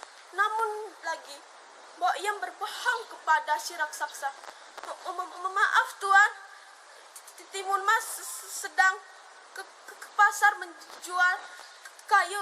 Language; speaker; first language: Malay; non-native, local second language; Balinese